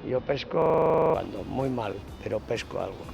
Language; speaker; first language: Spanish; native; Spanish